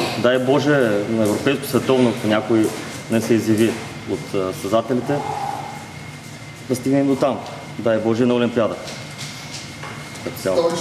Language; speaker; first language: Bulgarian; native; Bulgarian